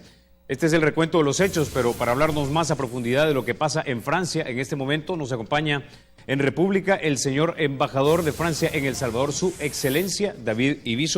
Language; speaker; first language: Spanish; native; Spanish